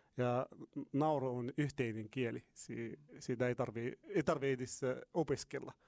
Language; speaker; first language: Finnish; non-native, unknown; Arabic